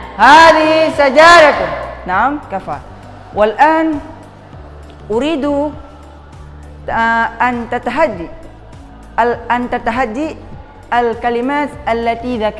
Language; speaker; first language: Arabic; non-native, fluent; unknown